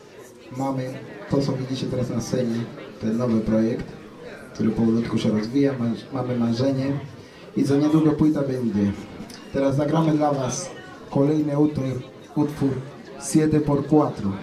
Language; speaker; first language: Polish; non-native, fluent; Ukrainian